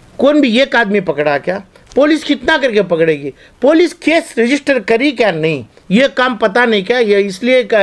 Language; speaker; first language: Hindi; non-native, local second language; Urdu